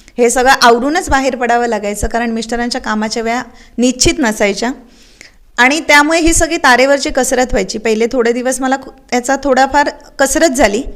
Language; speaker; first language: Marathi; native; Marathi